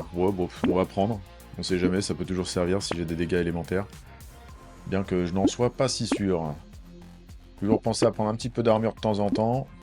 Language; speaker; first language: French; native; French